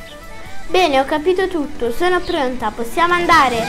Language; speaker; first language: Italian; native; Italian